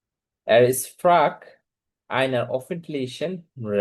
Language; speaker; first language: German; non-native, fluent; Bangla